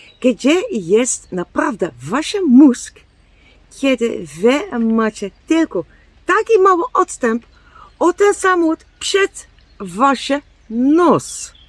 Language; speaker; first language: Polish; non-native, learner; Dutch